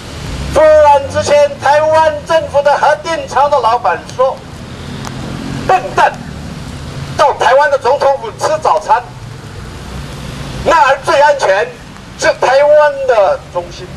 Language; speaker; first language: Chinese; non-native, local second language; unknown